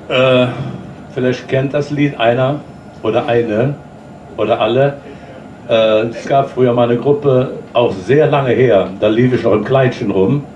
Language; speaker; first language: German; native; German